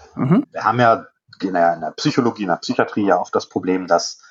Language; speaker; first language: German; native; German